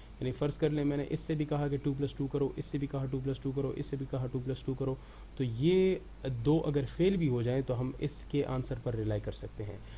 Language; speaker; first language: Urdu; non-native, local second language; Pashto